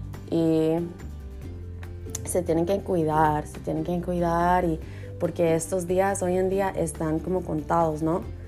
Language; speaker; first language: Spanish; early bilingual, heritage; Spanish